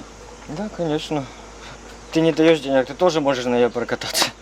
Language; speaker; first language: Russian; early bilingual, heritage; Russian